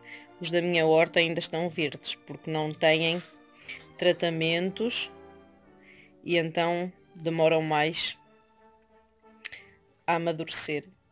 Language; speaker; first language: Portuguese; early bilingual, heritage; Portuguese